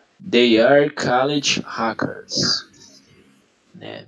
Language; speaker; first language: English; non-native, learner; Portuguese